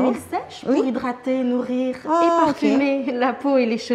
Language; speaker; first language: French; native; French